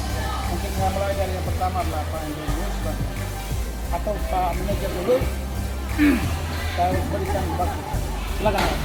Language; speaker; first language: Indonesian; native; Indonesian